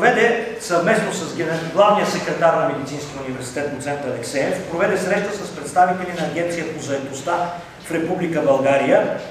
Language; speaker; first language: Bulgarian; native; Bulgarian